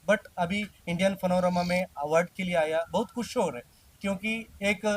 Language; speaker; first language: Hindi; non-native, local second language; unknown